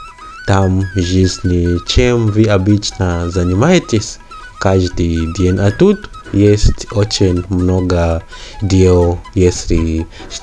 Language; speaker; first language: Russian; non-native, learner; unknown